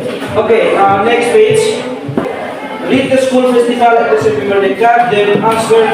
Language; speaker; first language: English; non-native, learner; Indonesian